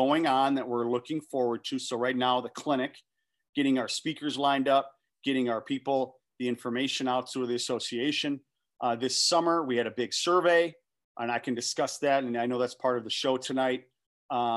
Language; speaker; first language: English; native; English